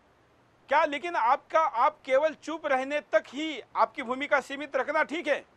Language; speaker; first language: Hindi; native; Hindi